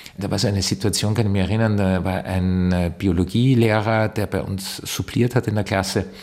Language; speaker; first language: German; early bilingual, other home language; Turkish